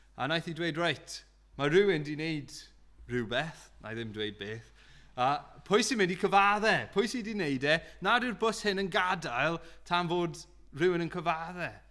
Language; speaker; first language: Welsh; non-native, local second language; English